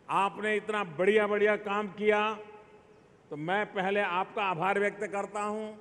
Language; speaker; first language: Hindi; non-native, local second language; Gujarati